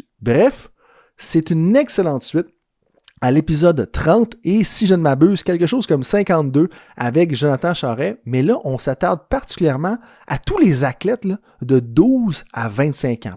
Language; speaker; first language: French; native; French